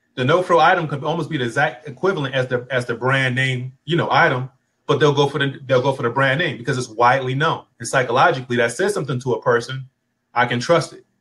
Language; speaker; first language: English; native; English